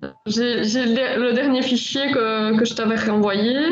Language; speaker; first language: French; native; French